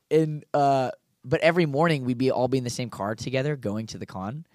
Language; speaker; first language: English; native; English